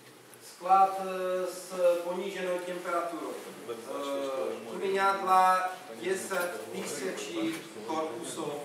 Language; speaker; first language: Russian; non-native, learner; Czech